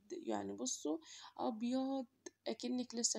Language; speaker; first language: Arabic; native; Arabic